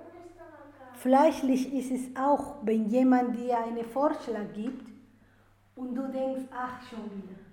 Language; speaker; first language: German; non-native, fluent; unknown